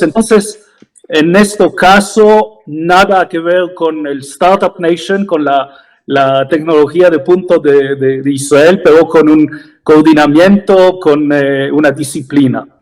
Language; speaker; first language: Spanish; non-native, fluent; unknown